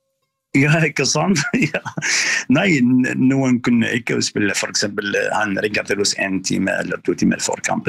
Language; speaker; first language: Norwegian; non-native, learner; Arabic